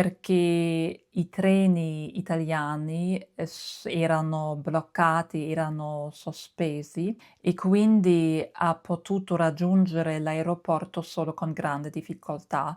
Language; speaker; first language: Italian; non-native, fluent; German